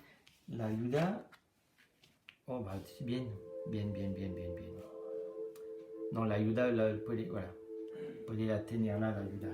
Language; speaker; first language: Spanish; non-native, learner; French